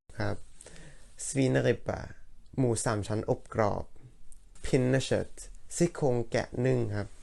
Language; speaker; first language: Thai; early bilingual, heritage; Thai